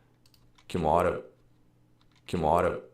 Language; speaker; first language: Portuguese; non-native, learner; English